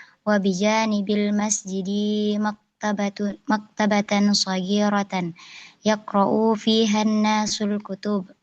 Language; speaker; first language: Arabic; non-native, learner; Indonesian